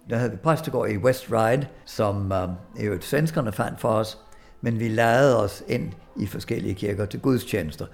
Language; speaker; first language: Danish; early bilingual, other home language; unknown